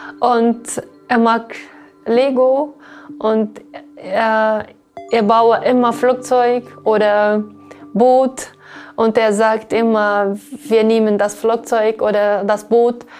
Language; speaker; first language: German; non-native, learner; Uyghur